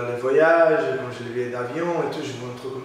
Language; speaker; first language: French; non-native, learner; Portuguese